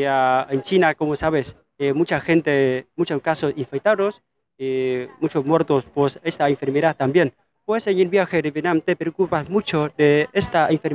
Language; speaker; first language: Spanish; non-native, fluent; Vietnamese